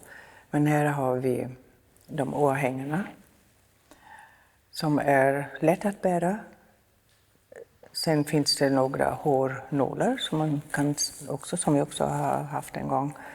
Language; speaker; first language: Swedish; non-native, fluent; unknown